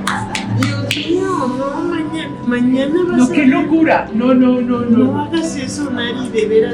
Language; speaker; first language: Spanish; native; Spanish